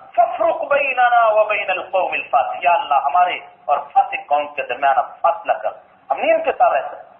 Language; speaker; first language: Urdu; non-native, local second language; Punjabi